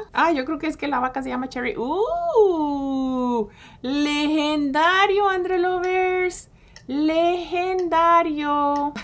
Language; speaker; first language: Spanish; early bilingual, heritage; Spanish